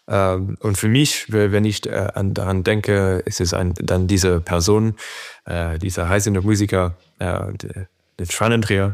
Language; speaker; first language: German; non-native, fluent; French